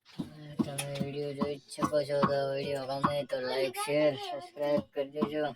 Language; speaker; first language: Gujarati; non-native, local second language; Bhili